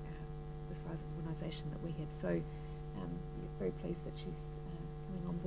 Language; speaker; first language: English; native; English